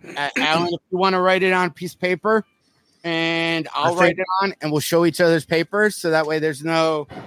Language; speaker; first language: English; native; English